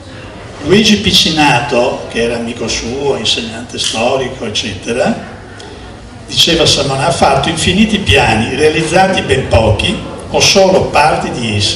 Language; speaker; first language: Italian; native; Italian